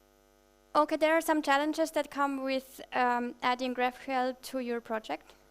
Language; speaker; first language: English; non-native, fluent; German